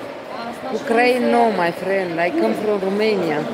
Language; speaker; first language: English; non-native, learner; Romanian